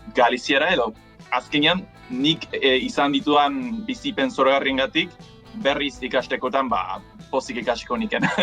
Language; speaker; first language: Basque; non-native, fluent; English